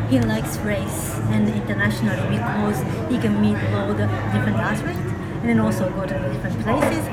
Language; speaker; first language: English; non-native, fluent; Japanese